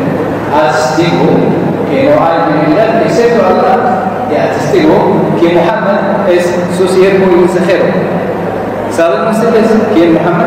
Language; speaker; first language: Spanish; non-native, learner; Arabic